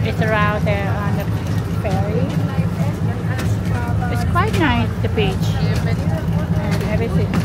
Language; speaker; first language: English; non-native, learner; Thai